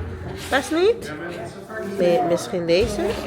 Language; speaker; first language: Dutch; non-native, learner; Filipino